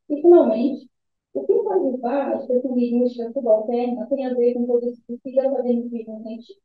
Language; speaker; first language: Portuguese; native; Portuguese